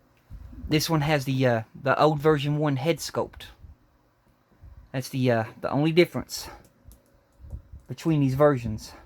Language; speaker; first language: English; native; English